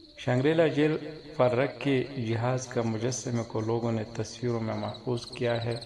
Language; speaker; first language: Urdu; non-native, local second language; Pashto